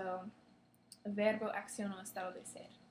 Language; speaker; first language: Spanish; non-native, learner; English